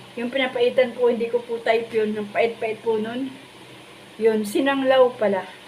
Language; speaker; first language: Filipino; native; Filipino